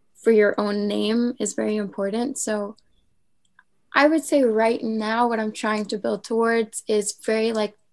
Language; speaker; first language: English; native; English